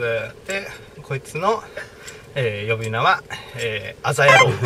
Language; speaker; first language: Japanese; native; Japanese